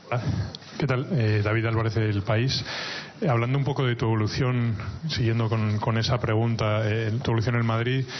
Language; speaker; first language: Spanish; native; Spanish